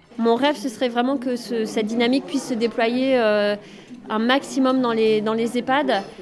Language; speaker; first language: French; native; French